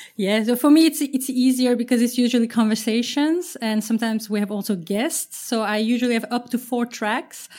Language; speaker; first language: English; non-native, fluent; Turkish